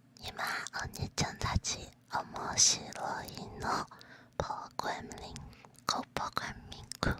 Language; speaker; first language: Japanese; non-native, learner; Chinese